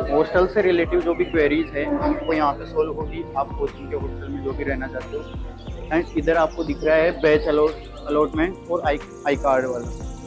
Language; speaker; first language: Hindi; native; Hindi